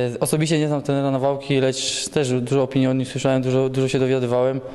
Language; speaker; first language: Polish; native; Polish